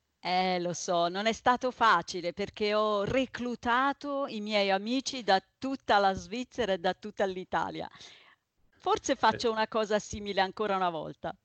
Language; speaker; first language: Italian; native; Italian